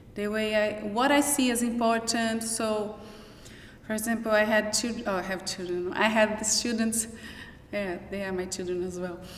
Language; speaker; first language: English; non-native, fluent; Portuguese